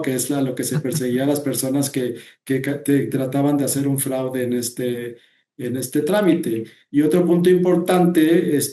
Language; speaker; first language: Spanish; native; Spanish